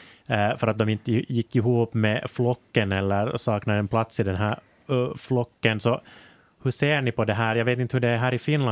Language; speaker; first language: Swedish; native; Swedish